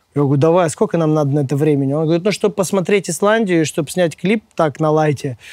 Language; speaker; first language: Russian; native; Russian